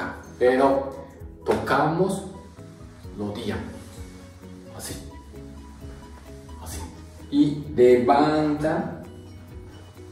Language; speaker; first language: Spanish; non-native, learner; Japanese